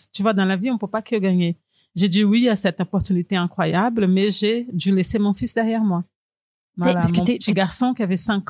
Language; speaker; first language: French; non-native, fluent; Portuguese